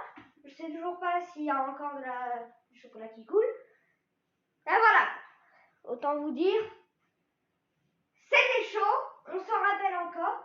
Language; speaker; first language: French; native; French